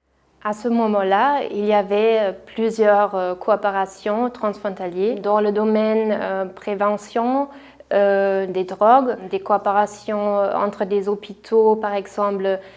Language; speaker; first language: French; non-native, fluent; German